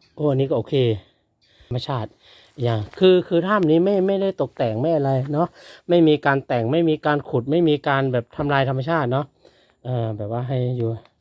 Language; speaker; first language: Thai; non-native, local second language; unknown